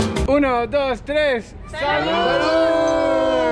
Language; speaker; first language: Spanish; non-native, learner; English